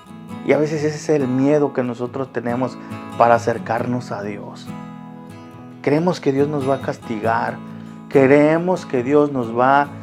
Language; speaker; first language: Spanish; native; Spanish